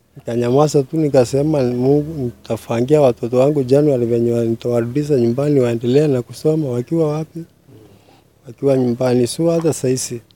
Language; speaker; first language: Swahili; non-native, local second language; Meru